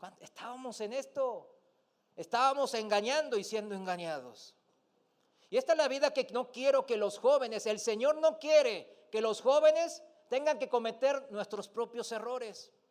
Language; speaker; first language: Spanish; non-native, fluent; Korean